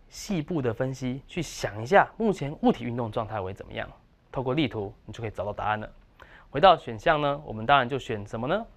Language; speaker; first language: Chinese; native; Chinese